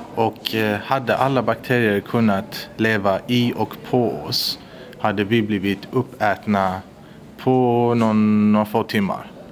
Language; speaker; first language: Swedish; early bilingual, other home language; Persian